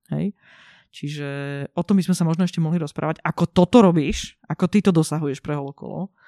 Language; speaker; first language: Slovak; non-native, local second language; Hungarian